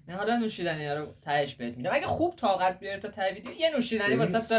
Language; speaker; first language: Persian; native; Persian